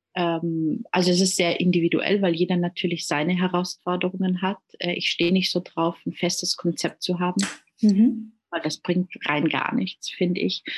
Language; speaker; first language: German; native; German